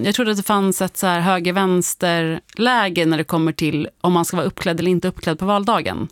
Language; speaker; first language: Swedish; native; Swedish